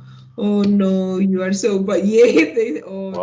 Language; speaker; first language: English; non-native, learner; Spanish